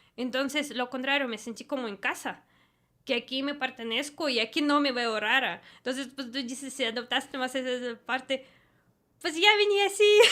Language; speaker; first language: Spanish; non-native, fluent; Russian